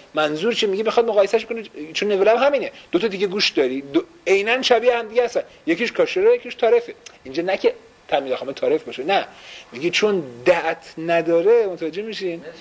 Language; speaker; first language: Persian; early bilingual, heritage; Persian